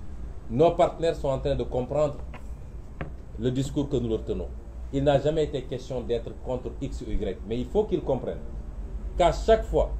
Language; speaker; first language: French; non-native, local second language; Wolof